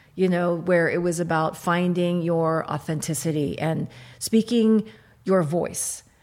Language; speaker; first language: English; early bilingual, other home language; Arabic